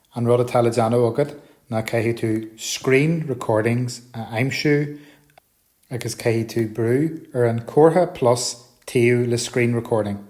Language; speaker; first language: Irish; non-native, local second language; English